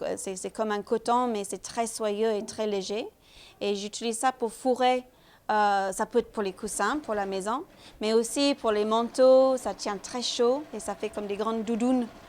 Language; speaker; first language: French; non-native, fluent; English